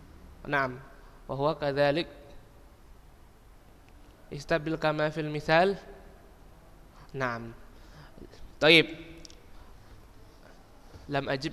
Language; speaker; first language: Arabic; non-native, fluent; Indonesian